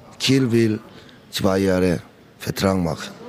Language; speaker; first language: German; non-native, learner; Korean